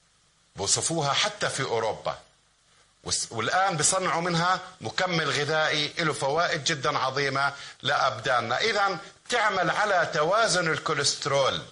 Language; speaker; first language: Arabic; native; Arabic